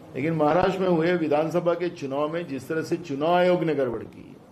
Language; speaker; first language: Hindi; non-native, local second language; Marathi